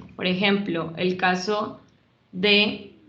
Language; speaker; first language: Spanish; native; Spanish